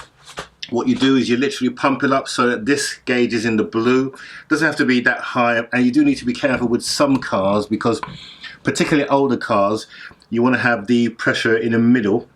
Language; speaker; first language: English; native; English